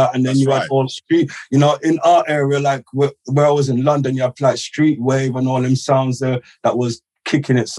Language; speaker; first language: English; native; English